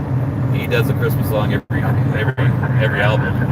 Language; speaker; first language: English; native; English